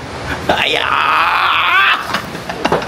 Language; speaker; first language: Chinese; native; Chinese